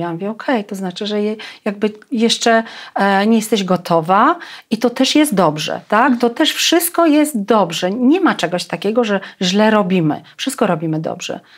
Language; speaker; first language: Polish; non-native, fluent; Russian